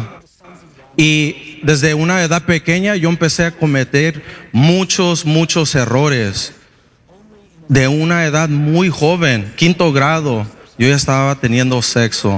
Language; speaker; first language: Spanish; early bilingual, heritage; Spanish